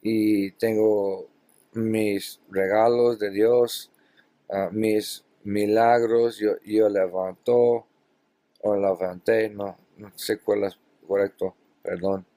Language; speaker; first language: Spanish; non-native, learner; English